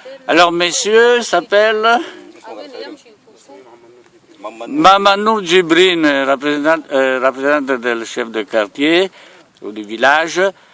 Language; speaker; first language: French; non-native, fluent; Italian